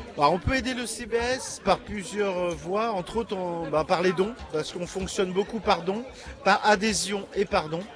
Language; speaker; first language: French; native; French